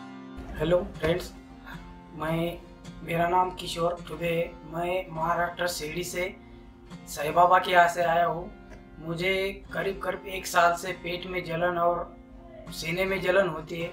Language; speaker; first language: Hindi; non-native, local second language; Marathi